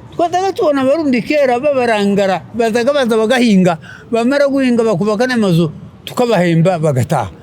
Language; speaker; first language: Kinyarwanda; native; Kinyarwanda